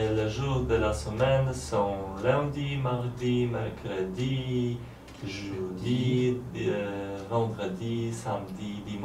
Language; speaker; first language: French; non-native, learner; Polish